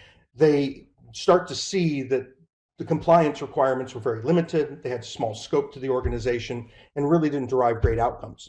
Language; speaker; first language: English; native; English